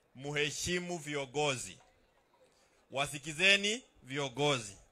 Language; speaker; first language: Swahili; non-native, local second language; Kikuyu